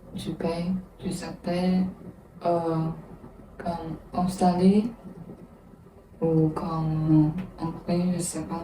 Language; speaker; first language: French; non-native, learner; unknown